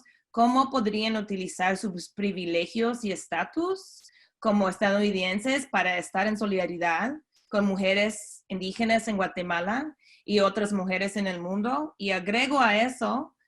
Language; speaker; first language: Spanish; non-native, fluent; English